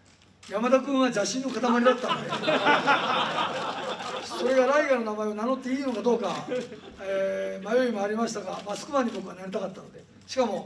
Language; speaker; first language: Japanese; native; Japanese